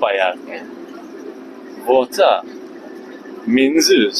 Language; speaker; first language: Chinese; non-native, learner; Mongolian